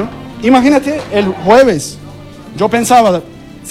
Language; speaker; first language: Spanish; non-native, learner; Turkish